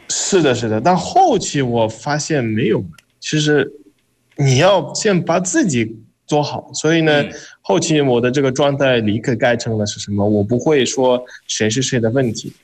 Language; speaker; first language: Chinese; non-native, fluent; Uzbek